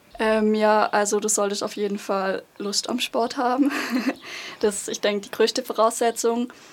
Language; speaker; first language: German; native; German